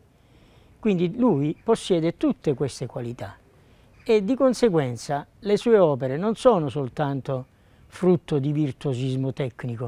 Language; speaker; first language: Italian; native; Italian